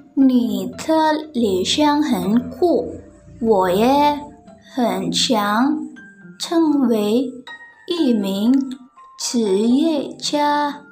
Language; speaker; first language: Chinese; non-native, learner; Indonesian